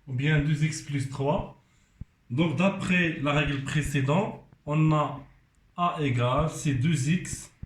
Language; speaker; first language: French; non-native, local second language; Arabic